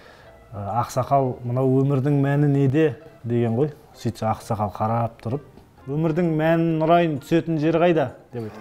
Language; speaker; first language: Kazakh; native; Kazakh